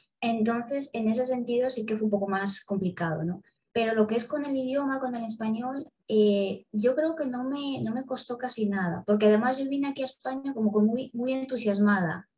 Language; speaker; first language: Spanish; early bilingual, other home language; Russian